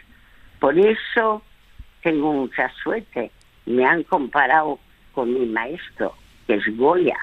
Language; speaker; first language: Spanish; early bilingual, other home language; French